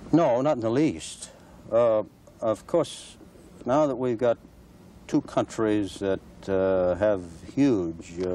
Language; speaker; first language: English; native; English